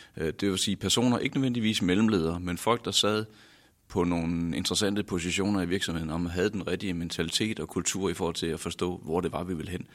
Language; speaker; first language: Danish; native; Danish